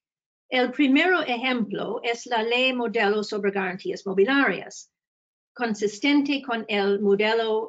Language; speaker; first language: Spanish; non-native, fluent; English